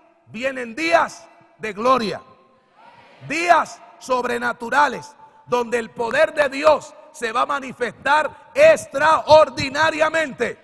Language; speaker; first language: Spanish; native; Spanish